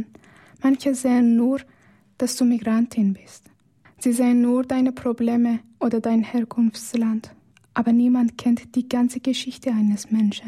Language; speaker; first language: German; non-native, fluent; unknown